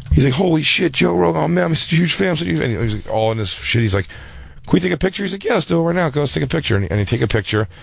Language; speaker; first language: English; native; English